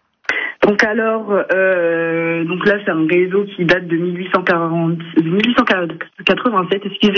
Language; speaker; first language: French; native; French